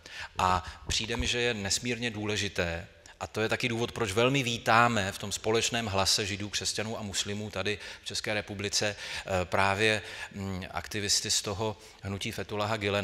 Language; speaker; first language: Czech; native; Czech